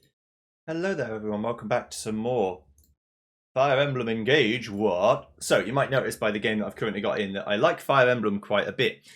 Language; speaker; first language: English; native; English